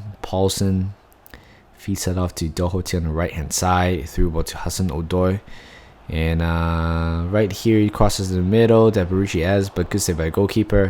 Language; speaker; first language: English; non-native, fluent; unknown